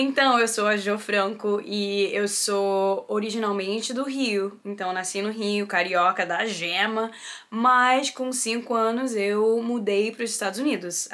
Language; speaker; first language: Portuguese; early bilingual, heritage; Portuguese